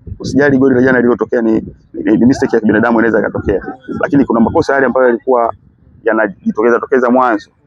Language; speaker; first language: Swahili; native; Swahili